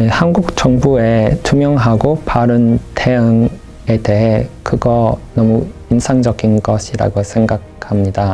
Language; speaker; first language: Korean; non-native, fluent; English